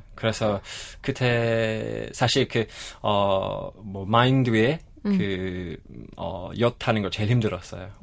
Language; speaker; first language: Korean; non-native, learner; English